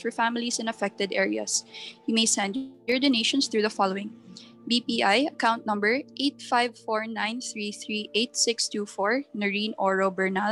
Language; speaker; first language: English; non-native, local second language; Filipino